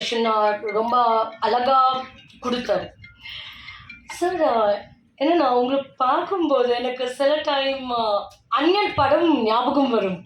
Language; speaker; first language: Tamil; non-native, fluent; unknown